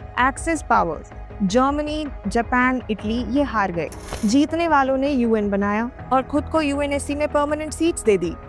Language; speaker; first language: Hindi; native; Hindi